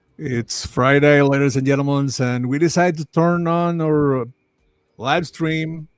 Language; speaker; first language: English; non-native, fluent; Spanish